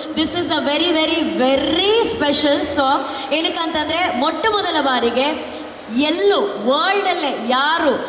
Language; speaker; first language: Kannada; non-native, local second language; Tulu